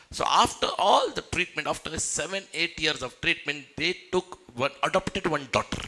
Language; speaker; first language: English; non-native, local second language; Marathi